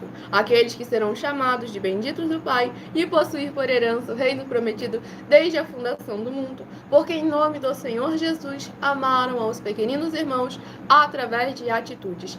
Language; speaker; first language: Portuguese; native; Portuguese